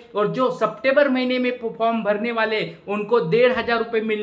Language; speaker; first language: Hindi; non-native, local second language; Marathi